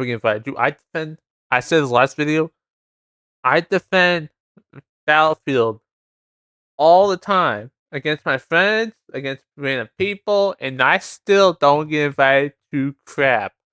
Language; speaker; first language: English; native; English